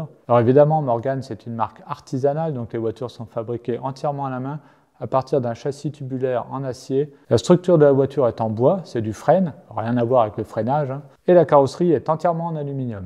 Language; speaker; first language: French; native; French